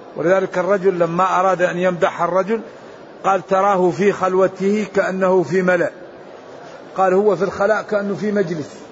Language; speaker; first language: Arabic; native; Arabic